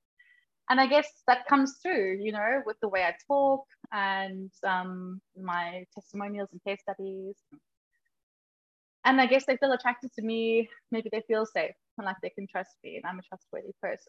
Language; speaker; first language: English; native; English